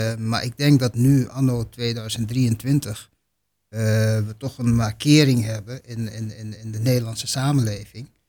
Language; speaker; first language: Dutch; native; Dutch